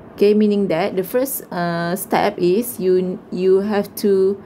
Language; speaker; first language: English; non-native, local second language; Malay